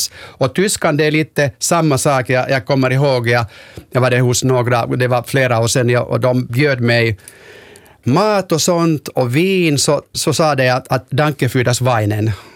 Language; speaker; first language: Swedish; non-native, local second language; Finnish